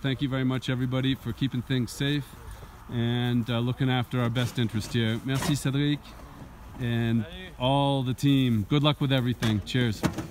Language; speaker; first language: English; native; English